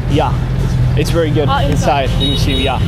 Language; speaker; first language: English; non-native, fluent; Spanish